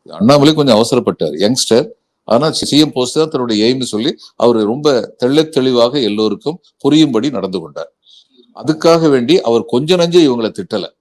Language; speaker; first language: Tamil; native; Tamil